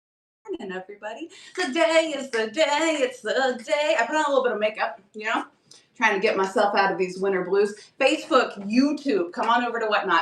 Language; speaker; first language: English; native; English